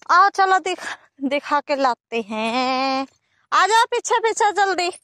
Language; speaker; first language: Hindi; native; Hindi